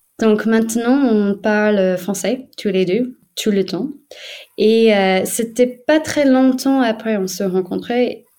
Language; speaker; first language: French; non-native, fluent; English